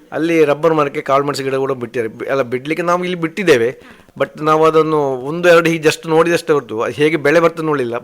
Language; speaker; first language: Kannada; native; Kannada